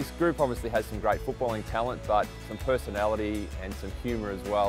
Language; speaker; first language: English; native; English